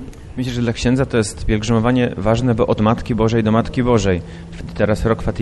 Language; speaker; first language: Polish; native; Polish